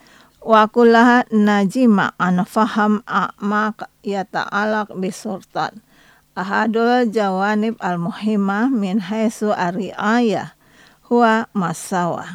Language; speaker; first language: Arabic; non-native, fluent; Indonesian